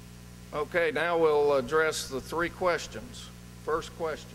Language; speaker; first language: English; native; English